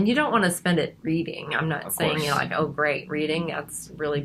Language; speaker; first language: English; native; English